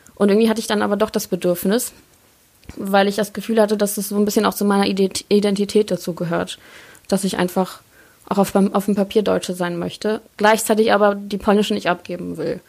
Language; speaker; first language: German; early bilingual, other home language; Polish